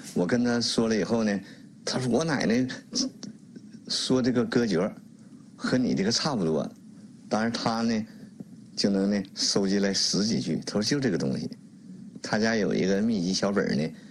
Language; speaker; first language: Chinese; native; Chinese